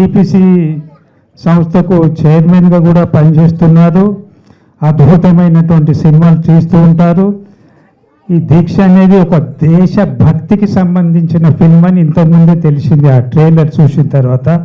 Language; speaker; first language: Telugu; native; Telugu